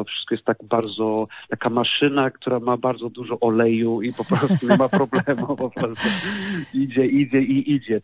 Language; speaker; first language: Polish; non-native, fluent; Portuguese